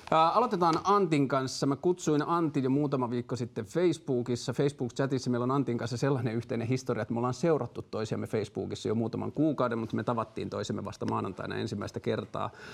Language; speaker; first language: Finnish; native; Finnish